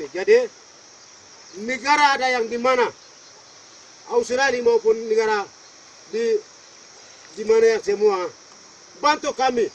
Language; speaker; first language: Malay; non-native, local second language; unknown